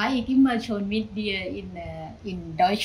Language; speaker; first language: German; non-native, learner; Thai